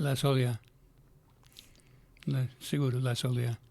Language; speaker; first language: Spanish; non-native, fluent; English